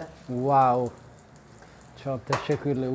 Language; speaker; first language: Turkish; non-native, learner; Italian